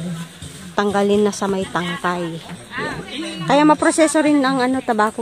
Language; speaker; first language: Filipino; non-native, local second language; Iloko